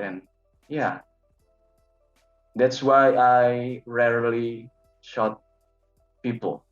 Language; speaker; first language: English; non-native, learner; Indonesian